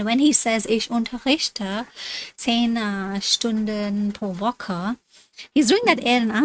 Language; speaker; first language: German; non-native, fluent; English